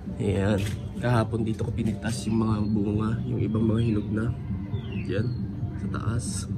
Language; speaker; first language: Filipino; non-native, local second language; Bikol